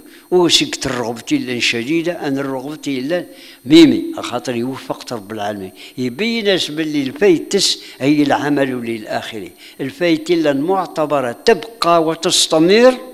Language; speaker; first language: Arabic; non-native, local second language; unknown